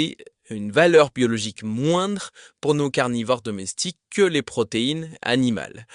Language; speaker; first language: French; native; French